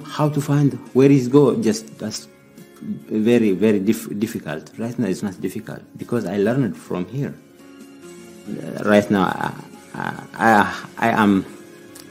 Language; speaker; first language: English; non-native, learner; Amharic